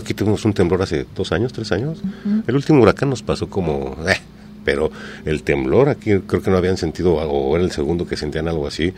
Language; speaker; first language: Spanish; native; Spanish